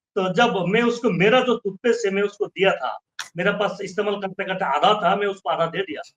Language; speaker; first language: Hindi; non-native, fluent; Bangla